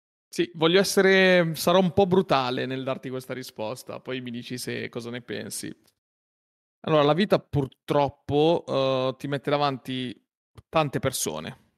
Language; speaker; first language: Italian; native; Italian